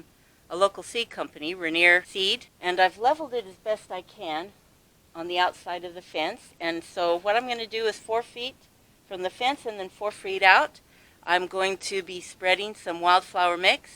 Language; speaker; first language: English; native; English